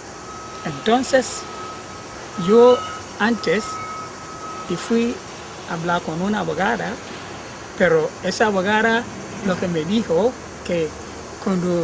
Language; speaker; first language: Spanish; non-native, learner; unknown